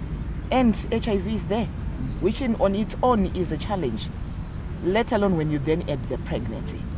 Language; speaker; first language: English; non-native, local second language; Shona